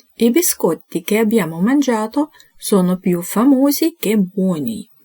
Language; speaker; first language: Italian; non-native, fluent; Ukrainian